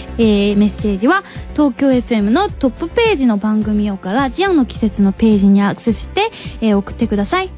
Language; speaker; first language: Japanese; non-native, fluent; Korean